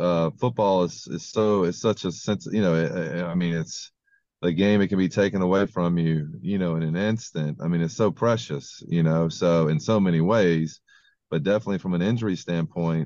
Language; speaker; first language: English; native; English